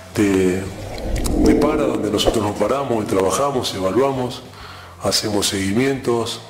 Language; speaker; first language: Spanish; native; Spanish